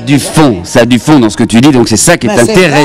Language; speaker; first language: French; native; French